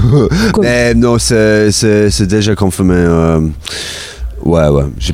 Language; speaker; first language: French; non-native, learner; English